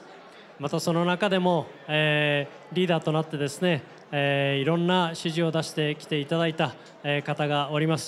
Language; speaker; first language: Japanese; native; Japanese